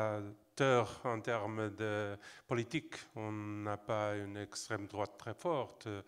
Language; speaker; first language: French; non-native, fluent; Portuguese